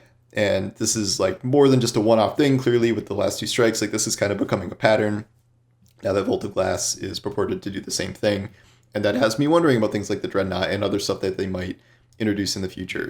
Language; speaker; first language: English; native; English